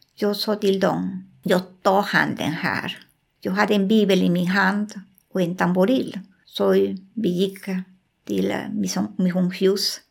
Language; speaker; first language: Swedish; non-native, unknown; Spanish